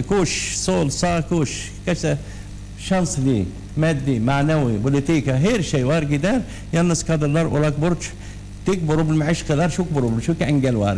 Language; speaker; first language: Turkish; non-native, learner; Arabic